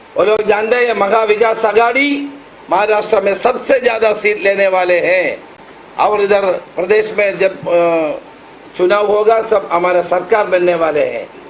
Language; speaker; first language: Hindi; non-native, local second language; Marathi